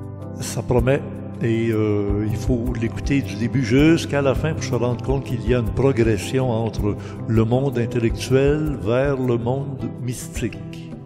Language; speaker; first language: French; native; French